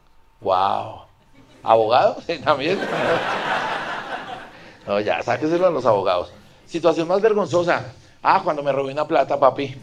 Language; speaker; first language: Spanish; native; Spanish